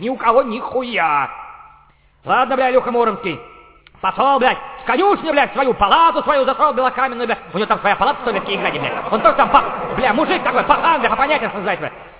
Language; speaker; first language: Russian; native; Russian